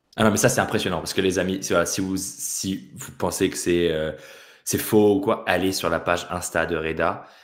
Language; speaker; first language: French; native; French